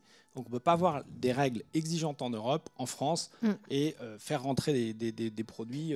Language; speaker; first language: French; native; French